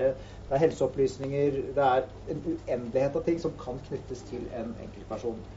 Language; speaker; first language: Norwegian; native; Norwegian